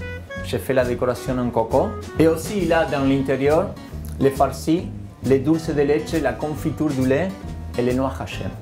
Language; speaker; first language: French; non-native, fluent; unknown